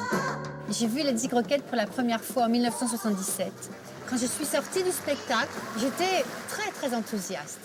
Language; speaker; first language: French; native; French